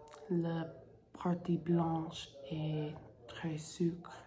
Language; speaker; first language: French; non-native, learner; English